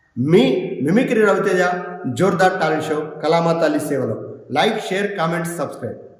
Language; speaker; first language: Telugu; native; Telugu